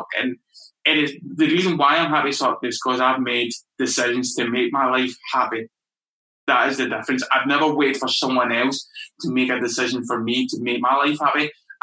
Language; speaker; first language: English; native; English